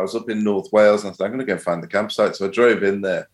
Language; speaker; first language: English; native; English